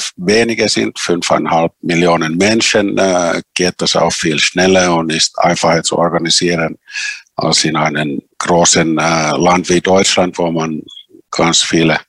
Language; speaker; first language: German; non-native, fluent; Finnish